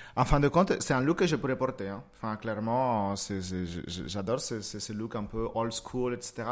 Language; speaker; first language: French; non-native, fluent; Spanish